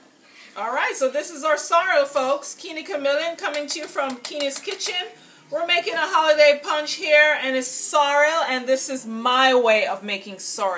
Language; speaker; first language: English; native; English